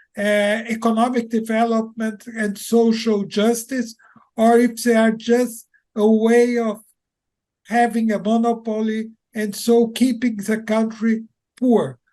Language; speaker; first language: English; non-native, fluent; Portuguese